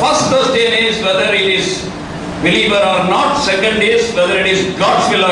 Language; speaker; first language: English; non-native, local second language; Telugu